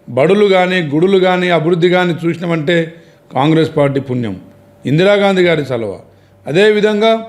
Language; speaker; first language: Telugu; non-native, local second language; Lambadi